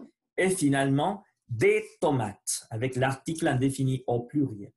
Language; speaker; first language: French; non-native, learner; Spanish